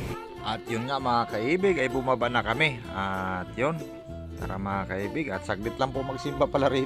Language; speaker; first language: Filipino; native; Filipino